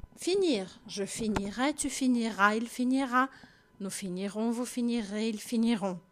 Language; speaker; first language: French; non-native, fluent; Portuguese